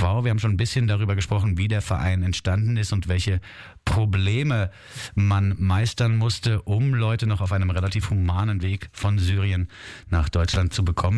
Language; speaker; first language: German; native; German